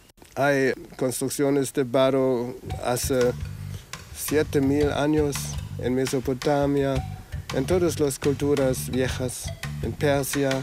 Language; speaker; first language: Spanish; non-native, fluent; German